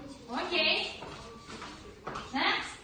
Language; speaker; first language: English; non-native, learner; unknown